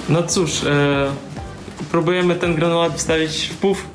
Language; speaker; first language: Polish; non-native, learner; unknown